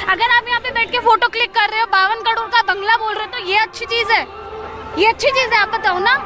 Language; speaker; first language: Hindi; native; Hindi